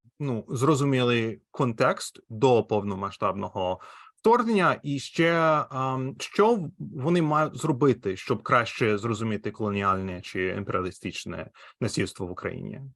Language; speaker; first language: Ukrainian; non-native, fluent; English